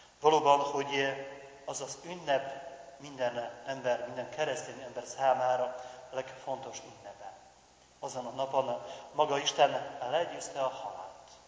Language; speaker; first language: Hungarian; non-native, fluent; Polish